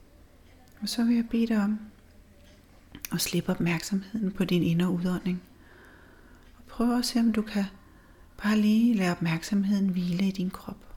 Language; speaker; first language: Danish; native; Danish